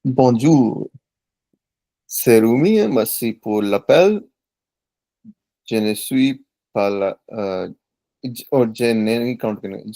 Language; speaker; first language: French; non-native, learner; Punjabi